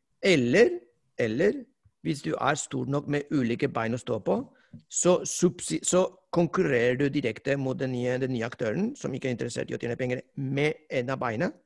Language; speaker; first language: Norwegian; non-native, fluent; Spanish